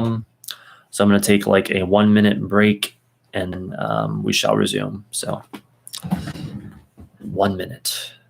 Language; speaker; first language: English; native; English